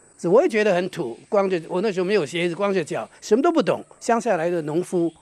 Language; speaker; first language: Chinese; non-native, local second language; Hakka Chinese